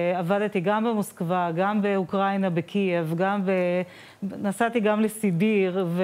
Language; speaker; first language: Hebrew; non-native, fluent; Russian